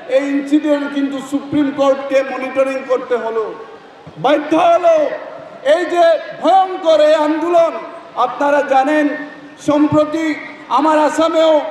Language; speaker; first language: Bangla; non-native, learner; Assamese